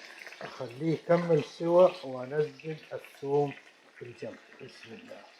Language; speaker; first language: Arabic; native; Arabic